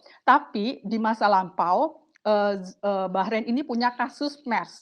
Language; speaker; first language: Indonesian; native; Indonesian